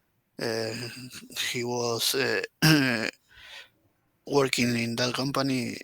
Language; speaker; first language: English; non-native, learner; Spanish